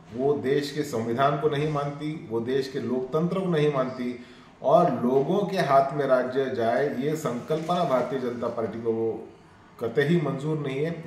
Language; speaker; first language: Hindi; non-native, local second language; Marathi